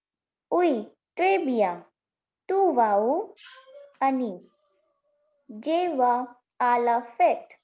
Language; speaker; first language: French; non-native, learner; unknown